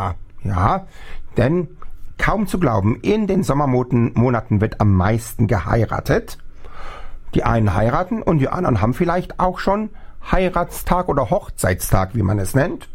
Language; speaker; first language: German; native; German